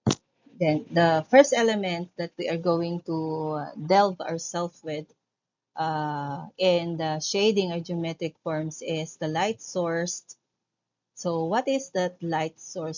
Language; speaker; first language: English; non-native, local second language; Filipino